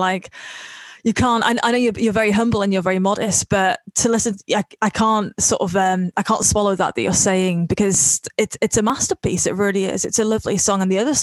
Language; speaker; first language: English; native; English